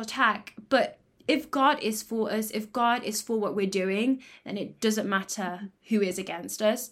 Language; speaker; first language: English; native; English